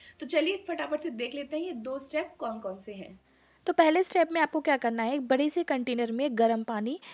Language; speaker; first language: Hindi; native; Hindi